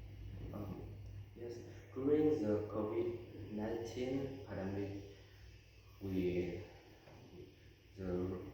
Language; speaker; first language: English; non-native, learner; Vietnamese